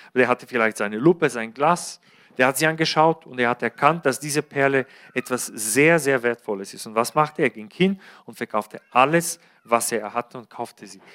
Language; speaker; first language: German; non-native, fluent; Bulgarian